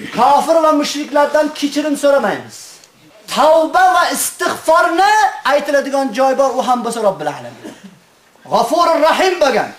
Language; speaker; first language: Uzbek; native; Uzbek